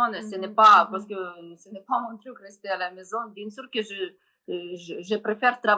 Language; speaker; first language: French; non-native, learner; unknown